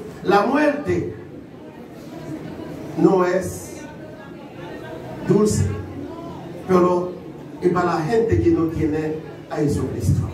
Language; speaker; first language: Spanish; non-native, learner; Haitian Creole